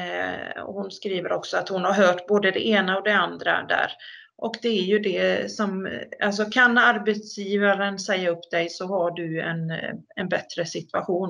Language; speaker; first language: Swedish; native; Swedish